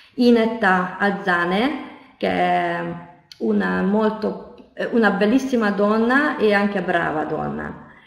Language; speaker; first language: Italian; non-native, fluent; Hungarian